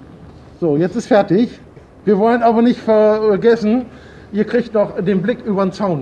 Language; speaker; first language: German; native; German